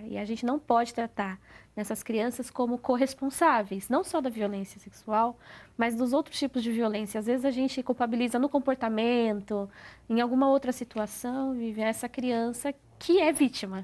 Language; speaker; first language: Portuguese; native; Portuguese